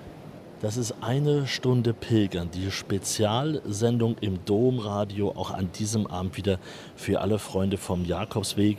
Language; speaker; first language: German; native; German